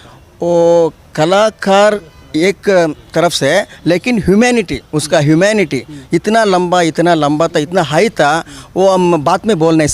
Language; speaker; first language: Hindi; non-native, local second language; Kannada